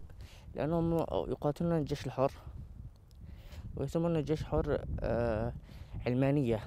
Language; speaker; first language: Arabic; native; Arabic